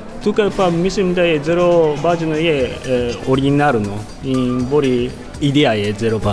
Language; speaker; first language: Slovenian; non-native, learner; Japanese